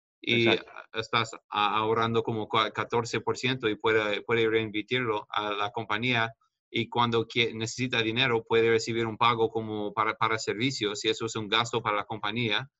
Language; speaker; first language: Spanish; non-native, fluent; English